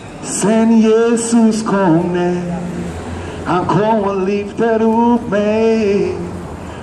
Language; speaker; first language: Swedish; non-native, fluent; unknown